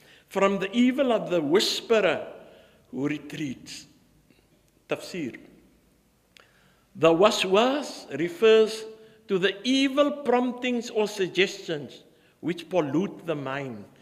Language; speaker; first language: English; early bilingual, other home language; Afrikaans